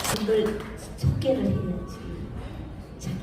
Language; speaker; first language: Korean; native; Korean